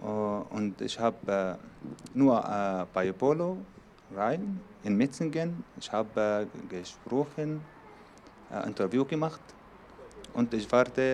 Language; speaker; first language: German; non-native, learner; Arabic